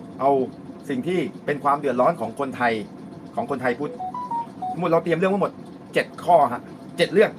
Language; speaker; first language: Thai; native; Thai